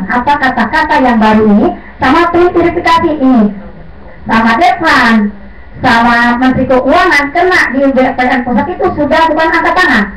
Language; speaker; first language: Indonesian; non-native, local second language; Sundanese